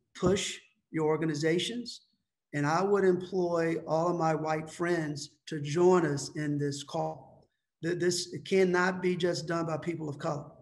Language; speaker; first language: English; native; English